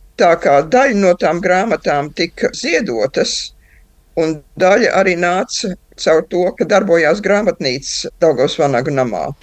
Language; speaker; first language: Latvian; early bilingual, heritage; Latvian